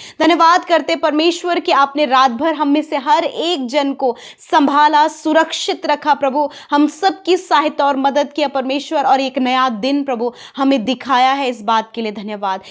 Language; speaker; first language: Hindi; native; Hindi